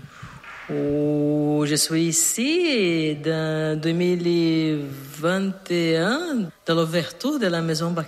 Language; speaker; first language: French; non-native, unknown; Portuguese